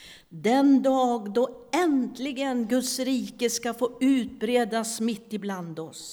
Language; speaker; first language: Swedish; native; Swedish